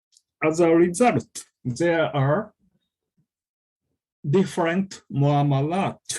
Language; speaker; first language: English; non-native, fluent; Japanese